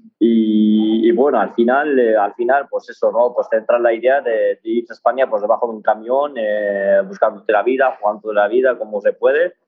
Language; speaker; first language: Spanish; early bilingual, other home language; Arabic